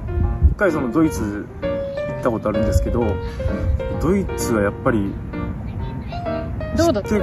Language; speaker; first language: Japanese; native; Japanese